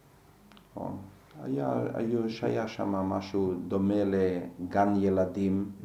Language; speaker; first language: Hebrew; non-native, fluent; Slovak